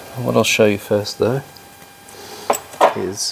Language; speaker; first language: English; native; English